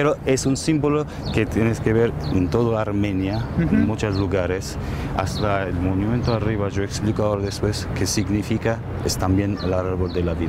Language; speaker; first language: Spanish; non-native, learner; Armenian